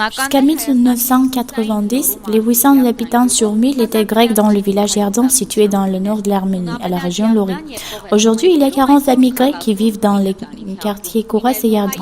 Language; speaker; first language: French; non-native, fluent; Armenian